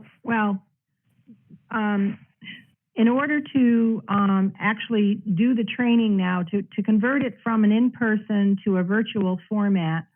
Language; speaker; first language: English; native; English